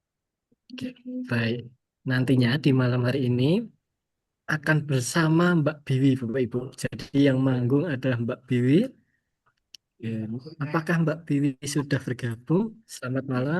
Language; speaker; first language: Indonesian; native; Indonesian